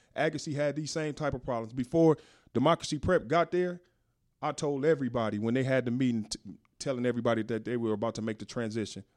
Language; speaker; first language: English; native; English